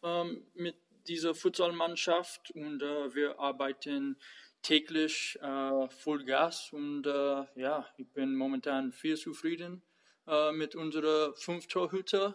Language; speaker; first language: German; non-native, fluent; English